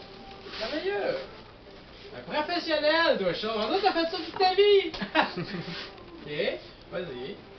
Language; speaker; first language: French; native; French